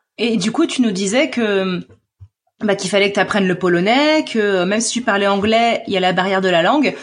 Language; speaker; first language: French; native; French